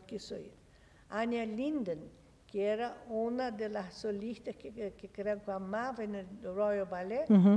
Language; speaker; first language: Spanish; non-native, fluent; Portuguese